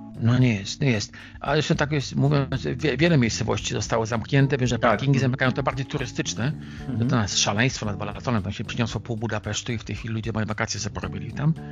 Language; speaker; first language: Polish; native; Polish